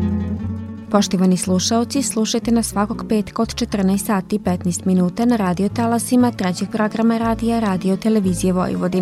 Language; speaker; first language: Serbian; native; Serbian